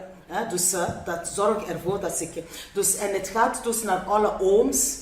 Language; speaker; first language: Dutch; non-native, fluent; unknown